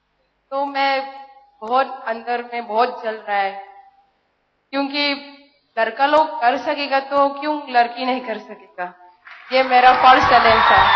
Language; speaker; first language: Hindi; non-native, local second language; Manipuri